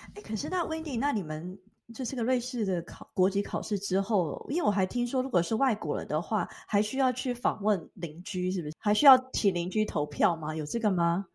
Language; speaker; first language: Chinese; native; Chinese